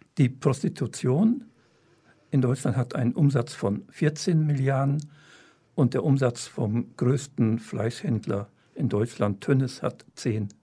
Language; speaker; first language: German; native; German